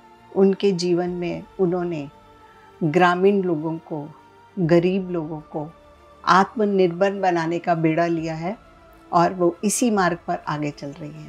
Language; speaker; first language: Hindi; native; Hindi